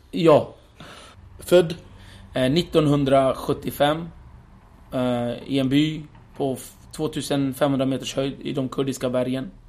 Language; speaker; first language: Swedish; early bilingual, other home language; Kurdish